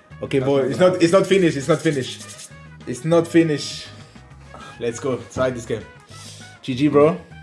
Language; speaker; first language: English; non-native, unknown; German